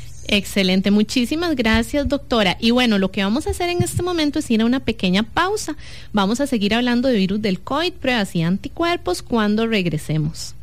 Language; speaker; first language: Spanish; native; Spanish